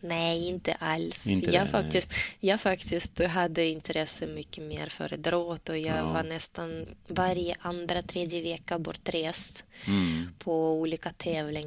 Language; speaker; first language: Swedish; non-native, learner; Russian